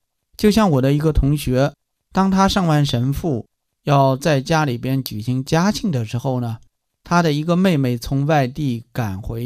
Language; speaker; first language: Chinese; native; Chinese